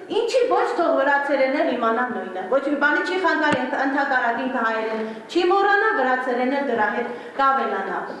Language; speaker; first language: Armenian; native; Armenian